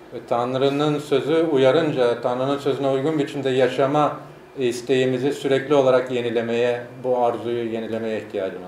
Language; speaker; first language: Turkish; native; Turkish